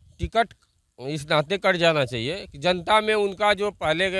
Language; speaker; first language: Hindi; native; Hindi